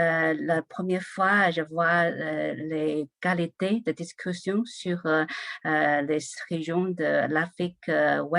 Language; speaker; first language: French; non-native, learner; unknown